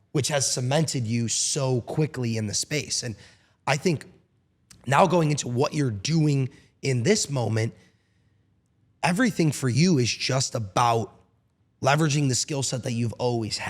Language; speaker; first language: English; native; English